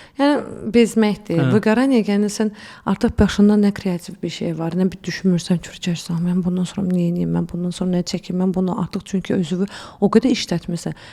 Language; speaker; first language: Azerbaijani; early bilingual, heritage; Azerbaijani